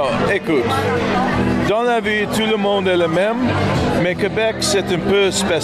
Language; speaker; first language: French; non-native, learner; English